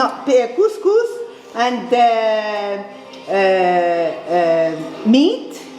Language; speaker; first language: English; non-native, learner; Arabic